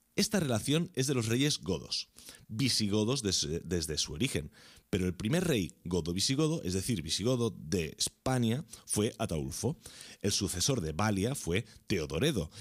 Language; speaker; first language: Spanish; non-native, local second language; Catalan